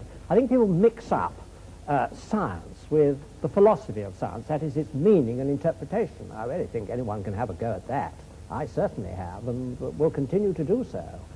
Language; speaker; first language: English; native; English